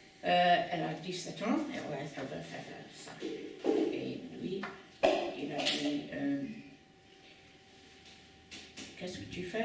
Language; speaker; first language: French; non-native, learner; English